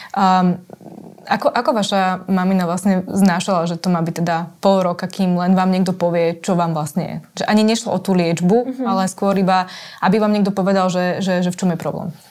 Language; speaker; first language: Slovak; native; Slovak